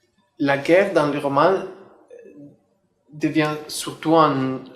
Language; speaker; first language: French; non-native, fluent; Italian